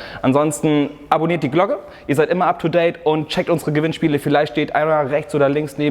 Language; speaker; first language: German; native; German